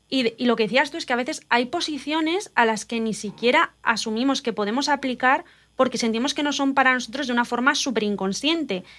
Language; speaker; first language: Spanish; native; Spanish